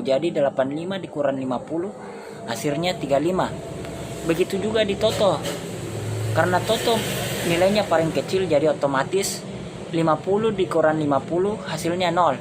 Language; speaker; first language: Indonesian; native; Indonesian